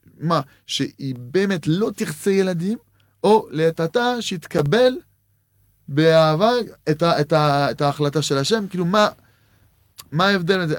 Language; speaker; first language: Hebrew; non-native, fluent; French